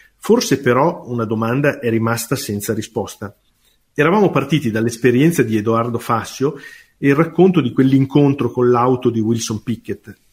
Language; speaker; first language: Italian; native; Italian